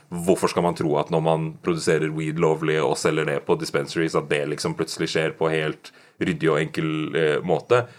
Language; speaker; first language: Norwegian; native; Norwegian